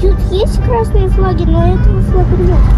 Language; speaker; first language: Russian; early bilingual, heritage; Russian